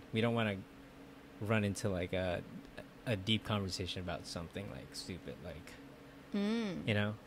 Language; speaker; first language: English; early bilingual, other home language; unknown